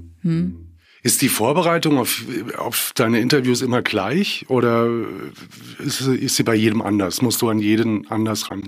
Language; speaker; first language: German; native; German